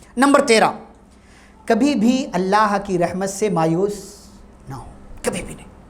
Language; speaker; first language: Urdu; native; Urdu